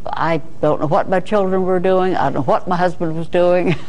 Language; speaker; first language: English; native; English